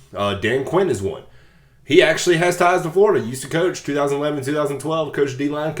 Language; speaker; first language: English; native; English